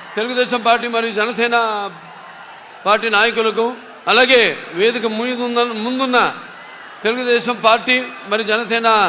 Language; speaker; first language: Telugu; native; Telugu